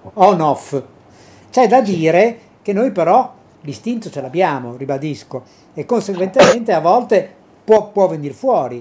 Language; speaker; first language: Italian; native; Italian